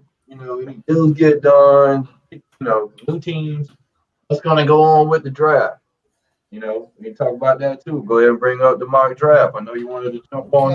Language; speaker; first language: English; native; English